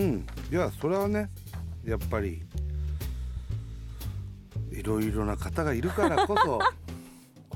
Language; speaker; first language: Japanese; native; Japanese